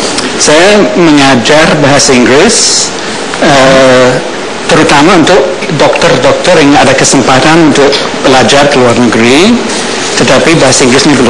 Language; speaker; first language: Indonesian; non-native, fluent; English